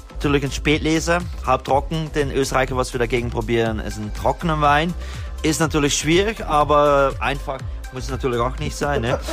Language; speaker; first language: German; non-native, fluent; Dutch